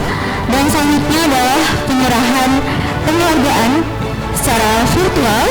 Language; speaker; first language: Indonesian; native; Indonesian